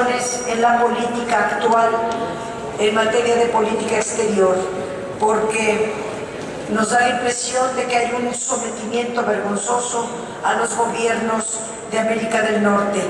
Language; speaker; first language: Spanish; native; Spanish